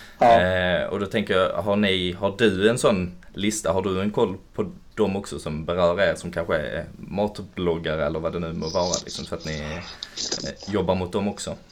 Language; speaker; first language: Swedish; native; Swedish